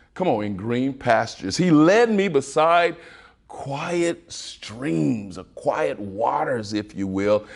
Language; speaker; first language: English; native; English